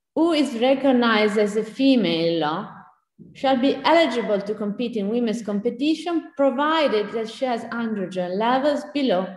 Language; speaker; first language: English; non-native, fluent; Italian